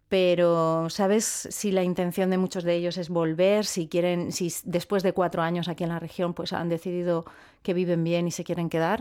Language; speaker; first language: Spanish; native; Spanish